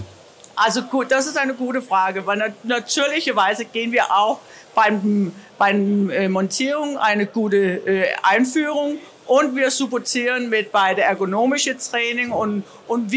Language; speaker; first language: German; non-native, learner; Danish